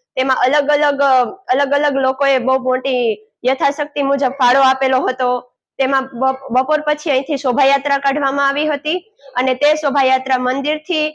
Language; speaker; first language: Gujarati; non-native, local second language; Sindhi